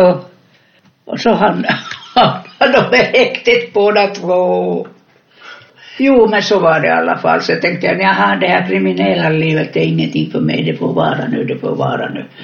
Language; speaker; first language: Swedish; non-native, fluent; Finnish